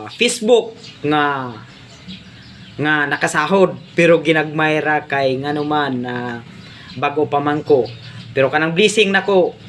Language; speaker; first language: Cebuano; non-native, local second language; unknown